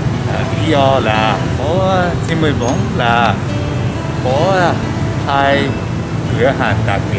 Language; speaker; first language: Vietnamese; non-native, learner; Japanese